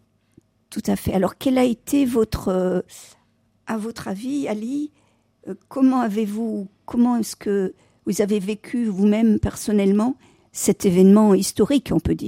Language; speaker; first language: French; native; French